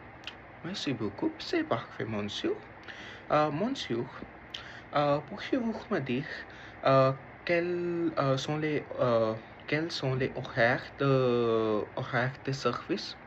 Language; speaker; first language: French; non-native, learner; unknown